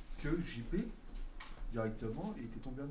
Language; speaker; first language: French; native; French